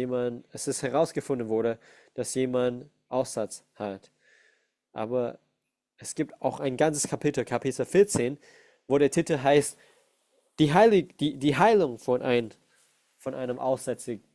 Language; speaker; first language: German; non-native, fluent; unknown